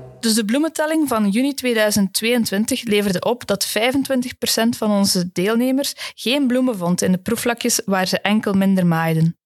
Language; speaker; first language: Dutch; native; Dutch